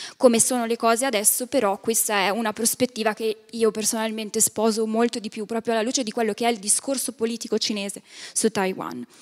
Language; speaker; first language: Italian; native; Italian